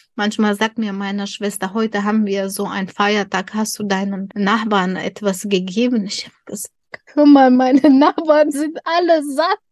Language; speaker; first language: German; non-native, fluent; Tajik